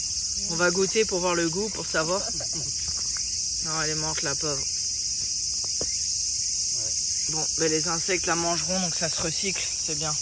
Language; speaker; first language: French; native; French